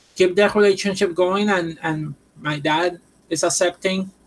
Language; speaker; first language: English; non-native, fluent; Spanish